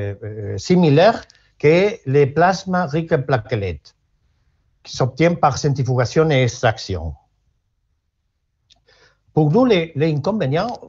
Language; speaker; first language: French; non-native, learner; Spanish